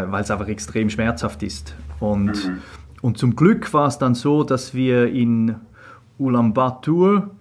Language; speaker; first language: German; native; German